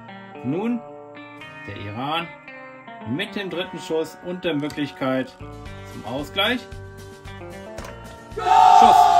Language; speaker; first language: German; native; German